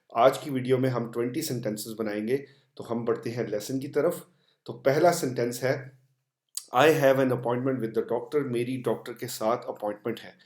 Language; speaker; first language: Urdu; non-native, local second language; Punjabi